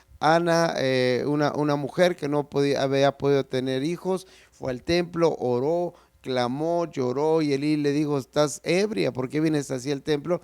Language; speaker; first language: Spanish; native; Spanish